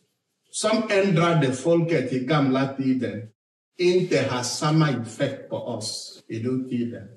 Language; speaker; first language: Swedish; non-native, fluent; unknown